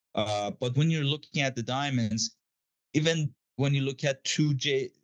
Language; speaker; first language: English; non-native, fluent; Persian